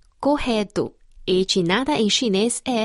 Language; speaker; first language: Portuguese; non-native, fluent; Chinese